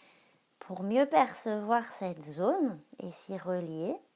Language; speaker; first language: French; native; French